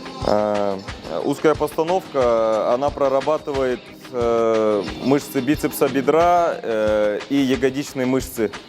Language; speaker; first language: Russian; native; Russian